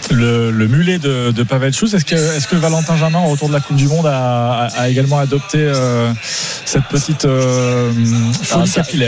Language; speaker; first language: French; native; French